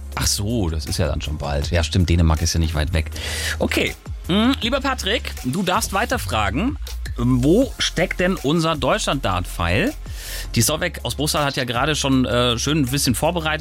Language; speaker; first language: German; native; German